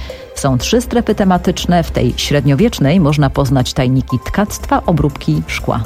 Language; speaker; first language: Polish; native; Polish